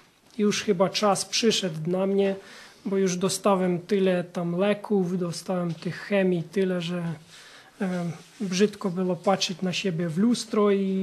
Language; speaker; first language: Polish; non-native, fluent; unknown